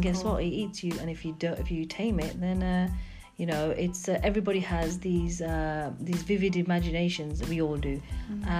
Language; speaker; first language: English; native; English